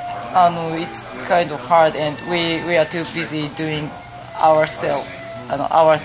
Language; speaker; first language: English; non-native, fluent; Japanese